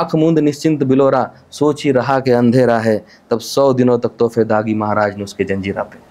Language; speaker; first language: Hindi; non-native, local second language; Marathi